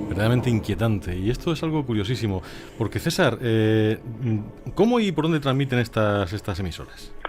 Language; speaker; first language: Spanish; native; Spanish